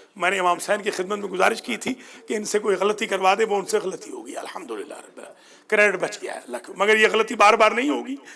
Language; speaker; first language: Urdu; non-native, local second language; Punjabi